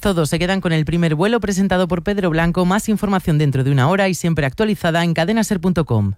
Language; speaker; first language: Spanish; native; Spanish